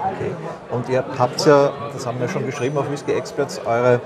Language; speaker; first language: German; native; German